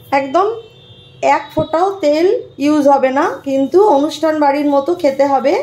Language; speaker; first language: Hindi; non-native, local second language; Bangla